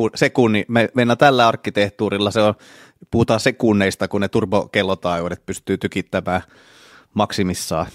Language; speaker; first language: Finnish; native; Finnish